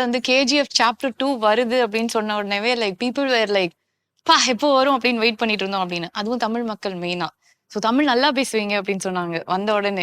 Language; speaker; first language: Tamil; native; Tamil